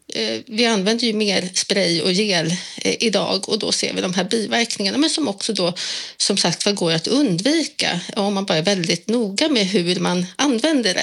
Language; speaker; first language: Swedish; native; Swedish